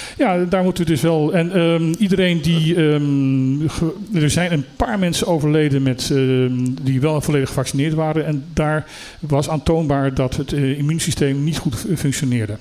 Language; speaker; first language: Dutch; native; Dutch